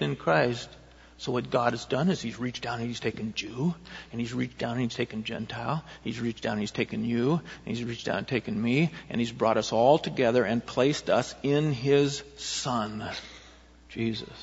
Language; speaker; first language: English; native; English